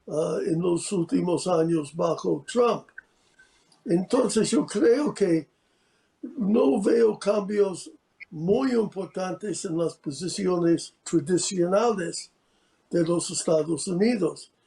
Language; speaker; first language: Spanish; non-native, fluent; English